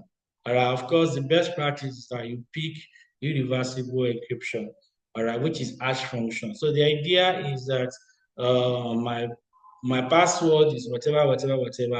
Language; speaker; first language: English; non-native, local second language; Yoruba